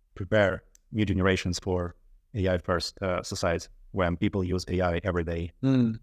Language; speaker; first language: English; non-native, fluent; Russian